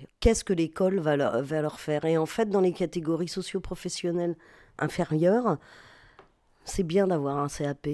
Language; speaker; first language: French; native; French